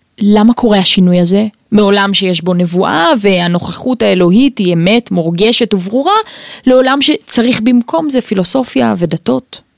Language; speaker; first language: Hebrew; native; Hebrew